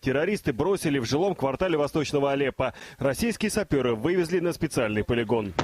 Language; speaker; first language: Russian; native; Russian